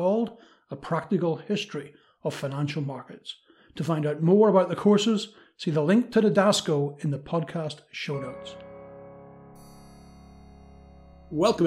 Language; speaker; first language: English; native; English